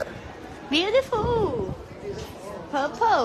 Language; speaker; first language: English; non-native, learner; Thai